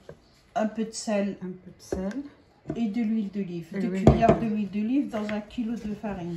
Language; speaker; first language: French; non-native, fluent; Arabic